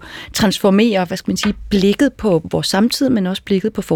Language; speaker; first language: Danish; native; Danish